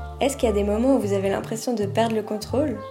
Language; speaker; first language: French; native; French